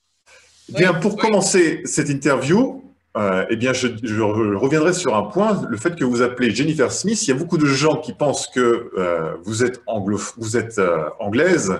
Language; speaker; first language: French; native; French